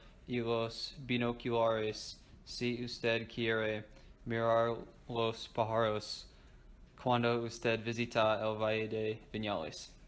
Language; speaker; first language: Spanish; non-native, learner; English